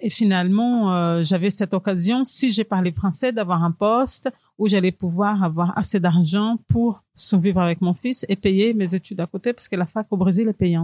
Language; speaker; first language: French; non-native, fluent; Portuguese